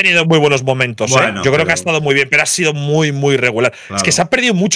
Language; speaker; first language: Spanish; native; Spanish